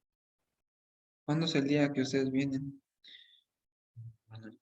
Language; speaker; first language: Spanish; native; Spanish